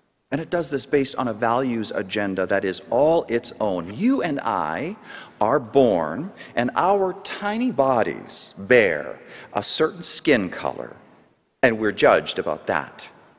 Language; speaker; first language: English; native; English